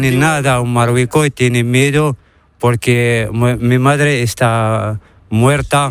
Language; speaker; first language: Spanish; non-native, learner; Arabic